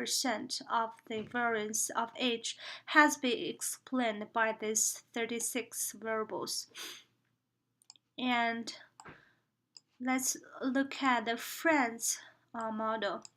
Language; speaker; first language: English; non-native, fluent; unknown